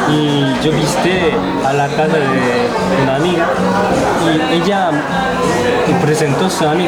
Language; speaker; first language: Spanish; non-native, fluent; Korean